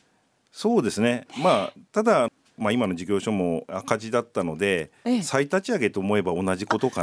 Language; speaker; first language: Japanese; native; Japanese